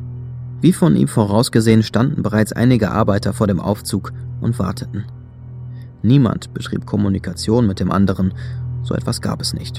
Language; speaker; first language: German; native; German